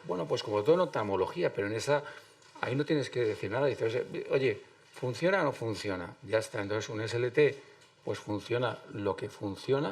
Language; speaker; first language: Spanish; native; Spanish